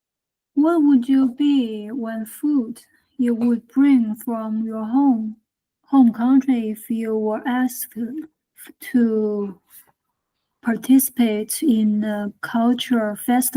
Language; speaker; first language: English; non-native, learner; Chinese